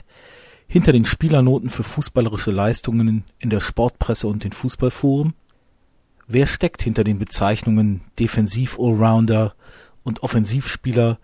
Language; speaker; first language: German; native; German